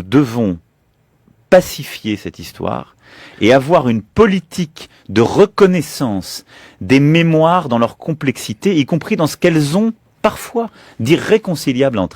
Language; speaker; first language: French; native; French